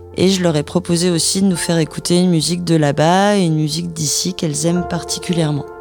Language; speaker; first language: French; native; French